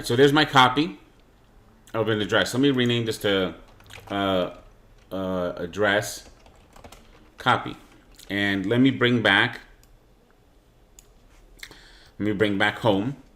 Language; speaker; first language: English; native; English